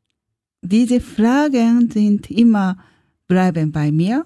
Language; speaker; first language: German; non-native, learner; Japanese